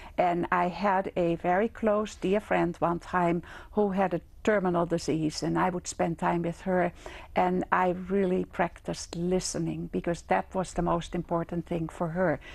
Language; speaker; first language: English; non-native, fluent; Dutch